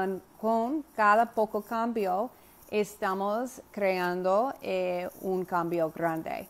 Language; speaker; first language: Spanish; non-native, fluent; English